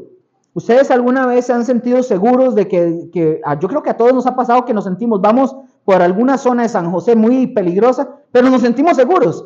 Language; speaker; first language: Spanish; native; Spanish